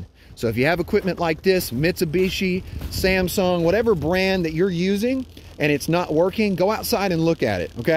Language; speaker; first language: English; native; English